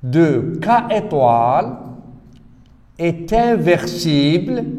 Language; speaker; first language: French; non-native, local second language; Arabic